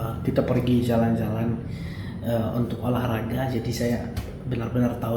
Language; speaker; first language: Indonesian; non-native, fluent; Arabic